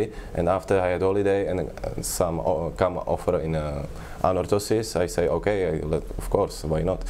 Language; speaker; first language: English; non-native, learner; Czech